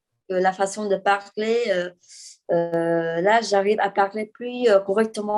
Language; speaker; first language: French; non-native, fluent; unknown